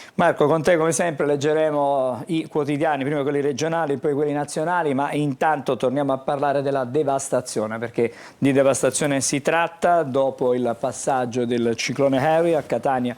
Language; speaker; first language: Italian; native; Italian